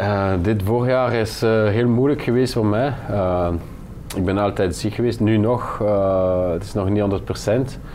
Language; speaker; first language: Dutch; non-native, local second language; French